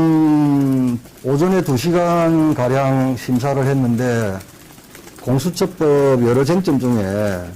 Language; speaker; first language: Korean; native; Korean